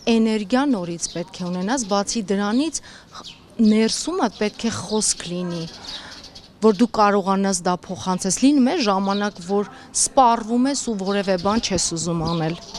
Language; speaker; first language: Armenian; native; Armenian